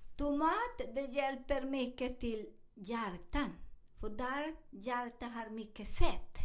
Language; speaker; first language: Swedish; non-native, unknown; Spanish